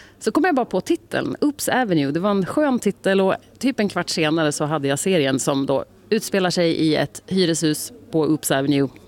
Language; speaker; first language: Swedish; native; Swedish